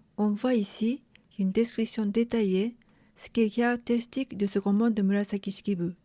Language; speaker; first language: French; non-native, fluent; Japanese